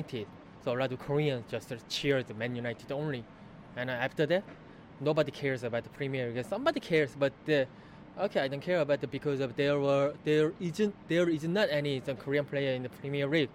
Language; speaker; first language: English; non-native, learner; Korean